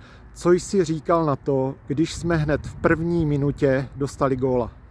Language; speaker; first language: Czech; native; Czech